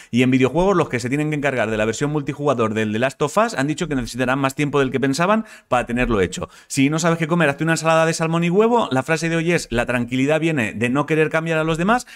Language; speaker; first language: Spanish; native; Spanish